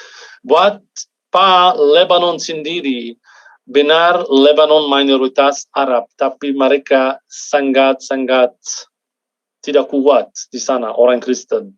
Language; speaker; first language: Indonesian; non-native, fluent; Arabic